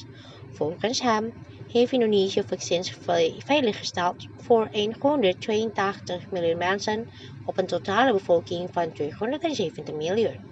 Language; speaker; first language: Dutch; non-native, fluent; Indonesian